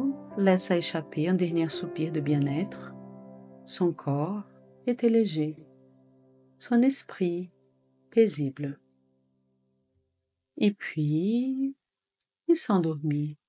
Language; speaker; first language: French; non-native, fluent; Portuguese